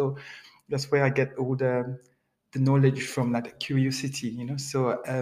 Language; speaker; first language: English; non-native, fluent; French